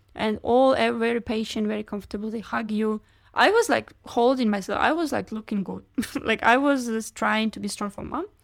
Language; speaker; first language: English; non-native, fluent; Ukrainian